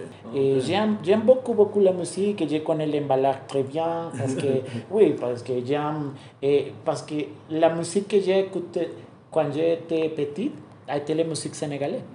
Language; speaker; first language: French; non-native, learner; Spanish